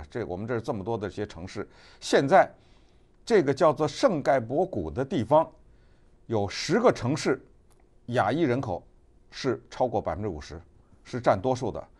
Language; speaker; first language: Chinese; native; Chinese